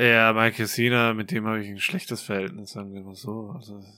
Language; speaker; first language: German; native; German